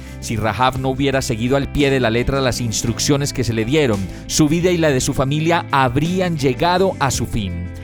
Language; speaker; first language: Spanish; native; Spanish